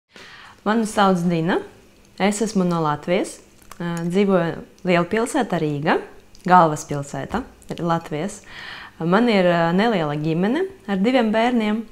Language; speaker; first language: Latvian; non-native, local second language; Russian